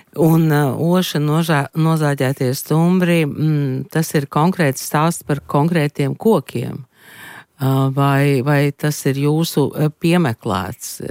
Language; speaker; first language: Latvian; native; Latvian